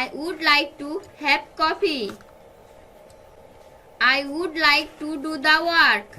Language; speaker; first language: English; non-native, fluent; Bangla